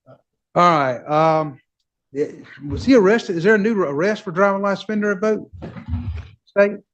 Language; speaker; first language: English; native; English